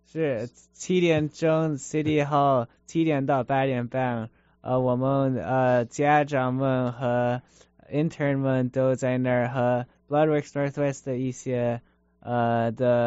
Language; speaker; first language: Chinese; early bilingual, heritage; Chinese